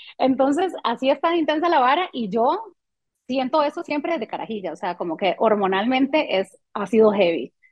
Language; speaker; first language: Spanish; early bilingual, other home language; French